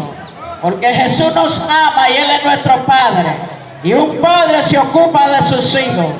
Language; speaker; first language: Spanish; native; Spanish